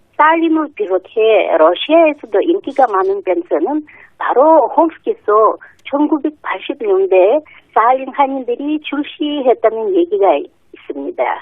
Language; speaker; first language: Korean; early bilingual, heritage; Korean